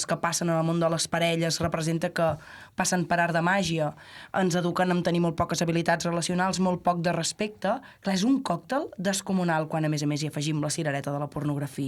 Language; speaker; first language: Catalan; native; Catalan